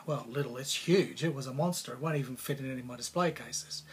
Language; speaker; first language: English; native; English